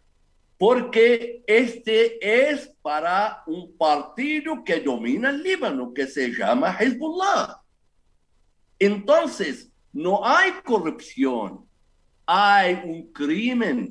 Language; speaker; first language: Spanish; non-native, fluent; Arabic